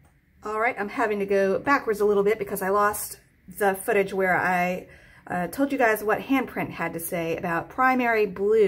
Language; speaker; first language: English; native; English